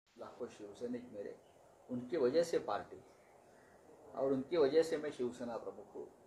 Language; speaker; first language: Hindi; non-native, local second language; Marathi